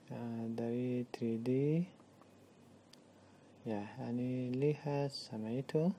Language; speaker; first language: Indonesian; non-native, learner; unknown